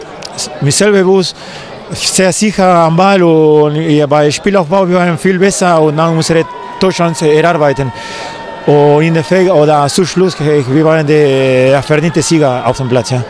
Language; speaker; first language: German; non-native, fluent; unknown